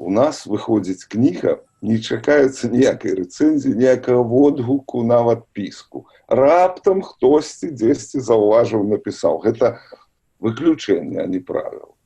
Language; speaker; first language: Belarusian; native; Belarusian